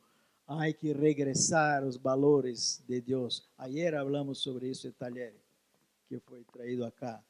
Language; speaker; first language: Spanish; non-native, learner; Portuguese